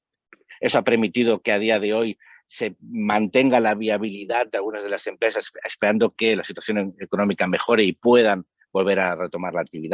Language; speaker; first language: Spanish; native; Spanish